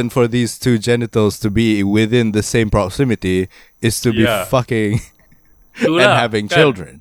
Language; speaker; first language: English; non-native, local second language; Malay